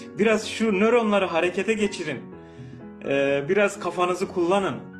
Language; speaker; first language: Turkish; non-native, local second language; Kurdish